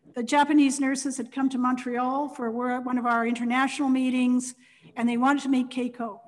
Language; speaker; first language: English; native; English